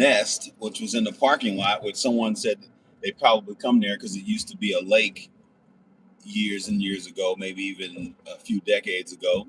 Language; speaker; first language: English; native; English